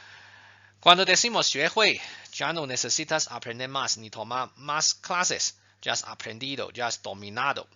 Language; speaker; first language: Spanish; non-native, fluent; Chinese